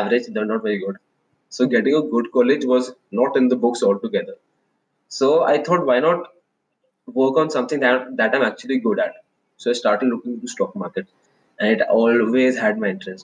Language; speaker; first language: English; non-native, local second language; Hindi